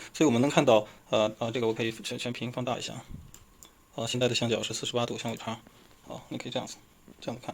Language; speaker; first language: Chinese; native; Chinese